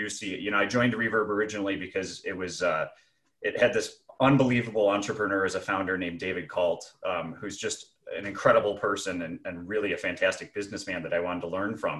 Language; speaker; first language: English; native; English